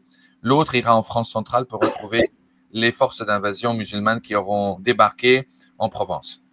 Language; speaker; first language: French; native; French